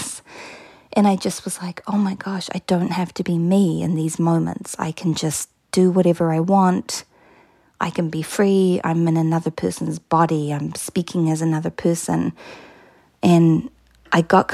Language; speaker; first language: English; native; English